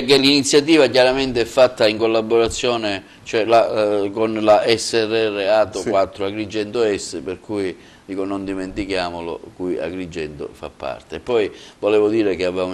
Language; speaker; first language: Italian; native; Italian